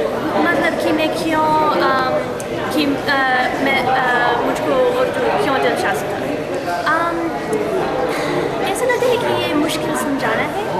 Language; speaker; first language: Hindi; non-native, learner; English